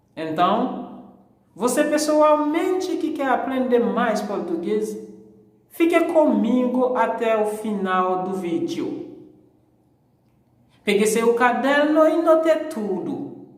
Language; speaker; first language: Portuguese; non-native, fluent; Haitian Creole